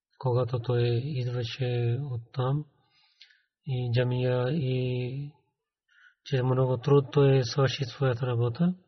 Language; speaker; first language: Bulgarian; non-native, learner; Urdu